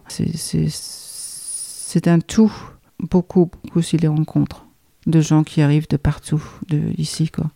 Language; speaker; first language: French; non-native, fluent; Danish